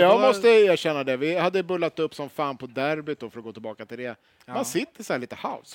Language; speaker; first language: Swedish; native; Swedish